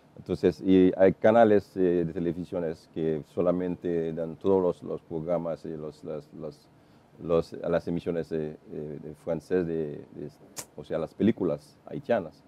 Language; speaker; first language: Spanish; non-native, fluent; Haitian Creole